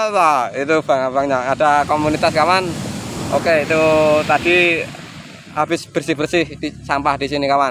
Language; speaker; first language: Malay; non-native, local second language; Javanese